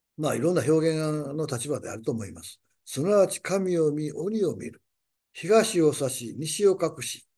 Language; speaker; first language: Japanese; native; Japanese